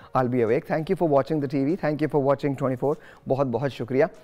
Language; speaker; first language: Urdu; native; Urdu